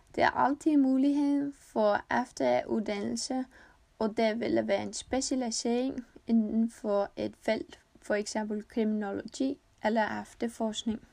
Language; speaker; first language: Danish; non-native, learner; Icelandic